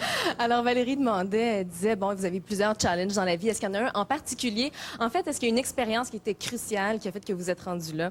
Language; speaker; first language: French; native; French